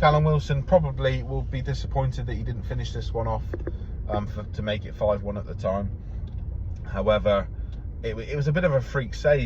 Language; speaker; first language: English; native; English